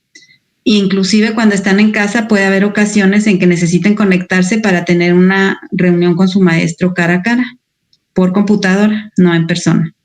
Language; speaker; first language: Spanish; native; Spanish